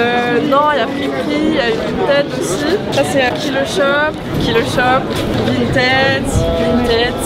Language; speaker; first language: French; native; French